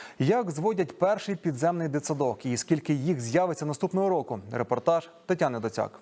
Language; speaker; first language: Ukrainian; native; Ukrainian